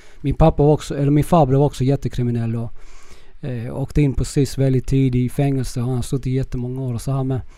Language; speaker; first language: Swedish; early bilingual, other home language; Spanish